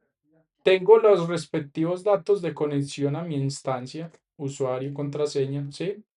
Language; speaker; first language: Spanish; native; Spanish